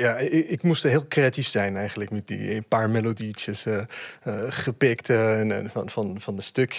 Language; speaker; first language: Dutch; non-native, fluent; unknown